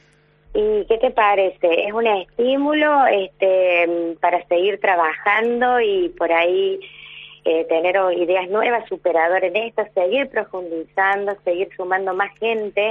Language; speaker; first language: Spanish; native; Spanish